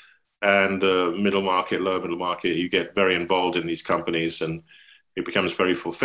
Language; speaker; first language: English; native; English